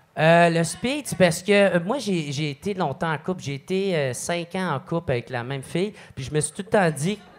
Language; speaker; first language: French; native; French